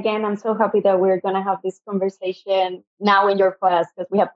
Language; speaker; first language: English; non-native, fluent; Spanish